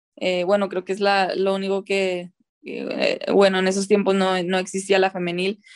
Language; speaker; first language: Spanish; early bilingual, heritage; Spanish